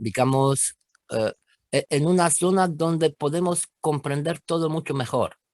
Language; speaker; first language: Spanish; non-native, fluent; Romanian